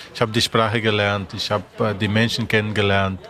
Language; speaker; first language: German; non-native, fluent; Portuguese